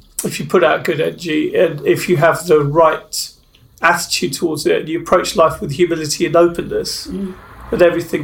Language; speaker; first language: English; native; English